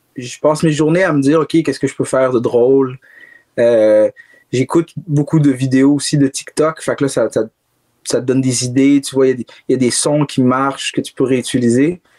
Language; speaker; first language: French; native; French